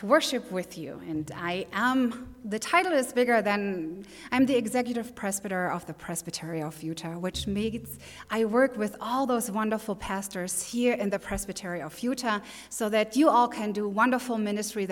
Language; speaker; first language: English; non-native, fluent; German